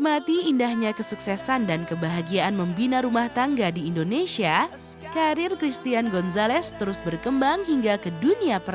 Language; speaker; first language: Indonesian; native; Indonesian